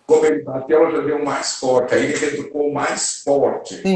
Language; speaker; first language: Portuguese; native; Portuguese